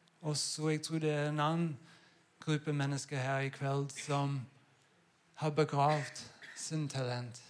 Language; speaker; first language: Norwegian; non-native, fluent; English